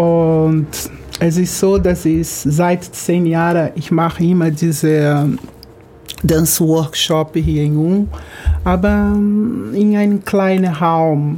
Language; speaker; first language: German; non-native, fluent; Portuguese